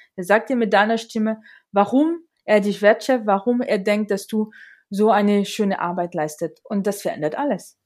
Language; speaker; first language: German; non-native, fluent; French